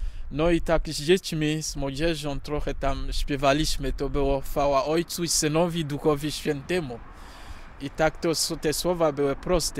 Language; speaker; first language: Polish; non-native, fluent; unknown